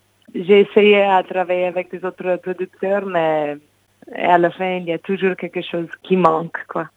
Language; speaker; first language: French; non-native, fluent; English